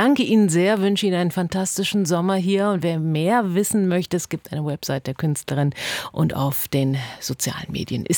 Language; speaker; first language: German; native; German